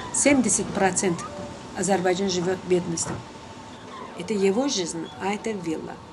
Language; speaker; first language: Russian; non-native, local second language; Azerbaijani